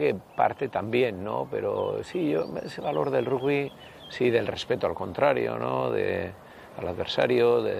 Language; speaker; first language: Spanish; native; Spanish